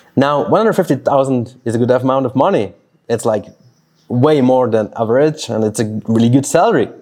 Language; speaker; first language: English; non-native, fluent; Swiss German